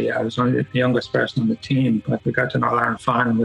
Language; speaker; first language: English; native; English